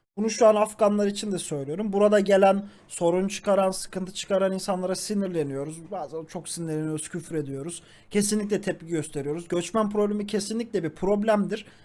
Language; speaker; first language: Turkish; native; Turkish